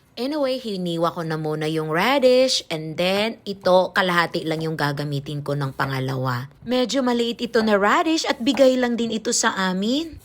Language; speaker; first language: Filipino; non-native, local second language; Cebuano